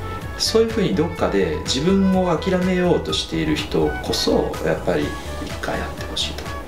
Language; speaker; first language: Japanese; native; Japanese